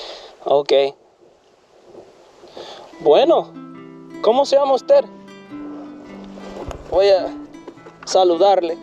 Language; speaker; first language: Spanish; non-native, fluent; English